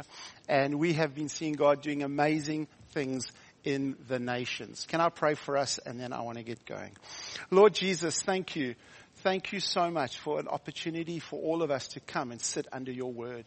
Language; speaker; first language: English; native; English